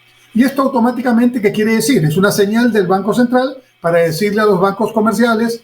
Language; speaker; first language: Spanish; native; Spanish